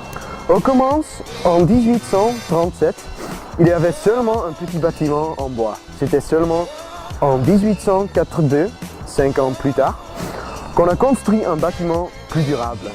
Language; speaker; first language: French; non-native, learner; Dutch